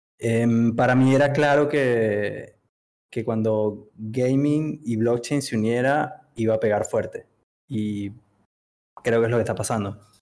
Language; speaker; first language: Spanish; native; Spanish